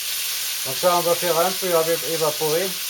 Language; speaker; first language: French; non-native, fluent; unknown